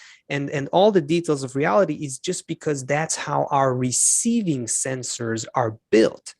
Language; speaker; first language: English; non-native, fluent; Hebrew